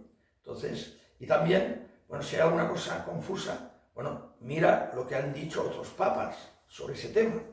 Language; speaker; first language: Spanish; native; Spanish